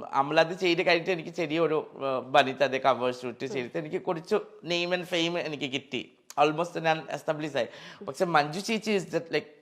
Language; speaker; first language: Malayalam; non-native, learner; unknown